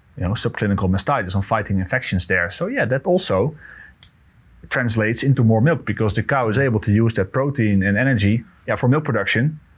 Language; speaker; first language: English; non-native, fluent; Dutch